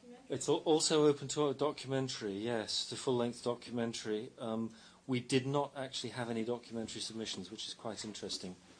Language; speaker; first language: English; native; English